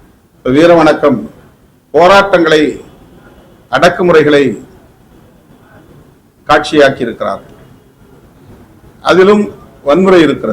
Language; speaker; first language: Tamil; native; Tamil